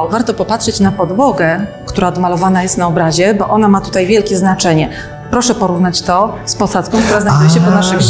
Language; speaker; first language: Polish; native; Polish